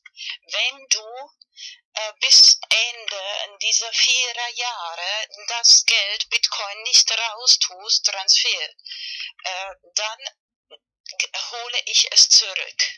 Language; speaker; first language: German; non-native, fluent; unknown